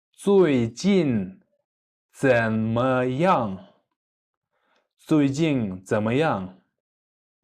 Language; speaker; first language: Chinese; non-native, fluent; Kyrgyz